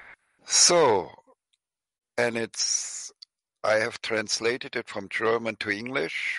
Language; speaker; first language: English; non-native, fluent; German